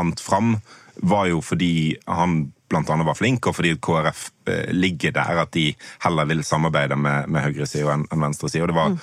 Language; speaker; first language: Norwegian; native; Norwegian